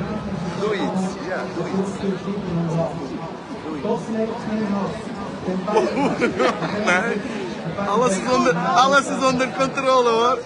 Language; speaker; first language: Dutch; non-native, fluent; Azerbaijani